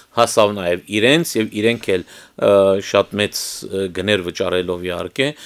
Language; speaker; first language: Armenian; native; Armenian